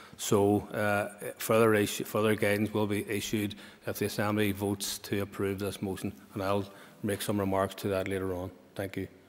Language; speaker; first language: English; native; English